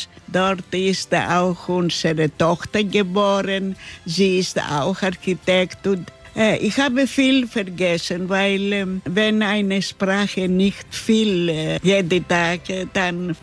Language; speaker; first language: German; non-native, learner; Greek